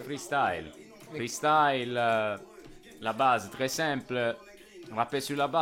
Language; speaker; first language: French; non-native, fluent; Italian